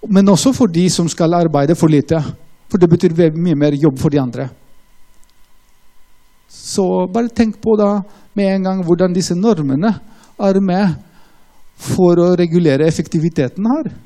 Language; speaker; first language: Norwegian; non-native, fluent; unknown